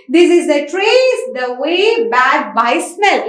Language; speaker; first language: English; non-native, local second language; Malayalam